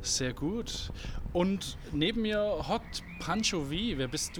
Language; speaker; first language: German; native; German